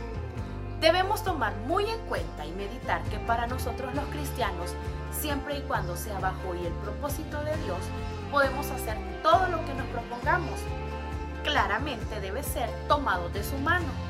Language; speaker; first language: Spanish; native; Spanish